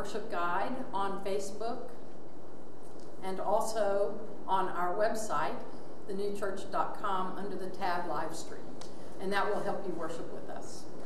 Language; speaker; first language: English; native; English